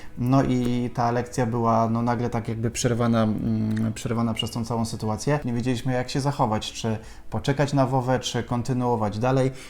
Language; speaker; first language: Polish; native; Polish